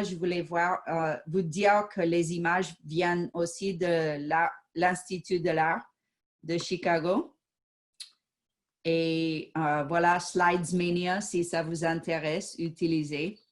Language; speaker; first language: French; non-native, fluent; English